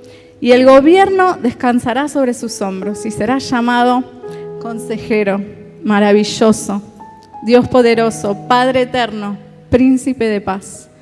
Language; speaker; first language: Spanish; native; Spanish